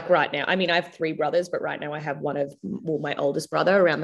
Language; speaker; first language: English; native; English